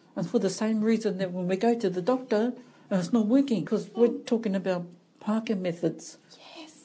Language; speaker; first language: English; native; English